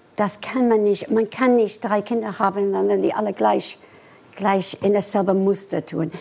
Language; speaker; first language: German; non-native, fluent; English